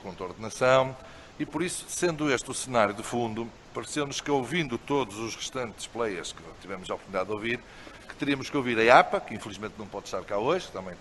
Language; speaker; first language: Portuguese; native; Portuguese